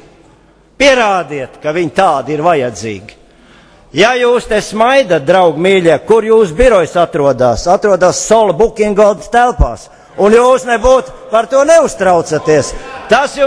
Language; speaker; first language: Latvian; native; Latvian